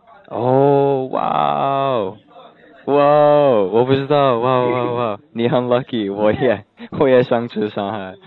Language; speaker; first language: Chinese; non-native, learner; English